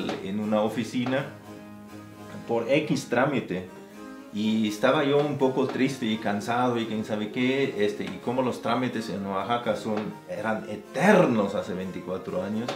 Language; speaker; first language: Spanish; non-native, fluent; German